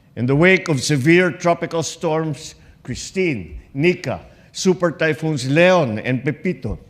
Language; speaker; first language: English; non-native, local second language; Filipino